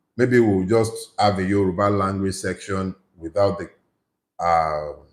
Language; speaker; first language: English; non-native, local second language; Yoruba